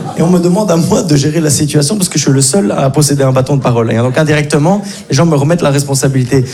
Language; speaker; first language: French; native; French